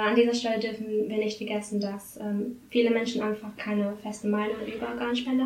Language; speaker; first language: German; non-native, learner; English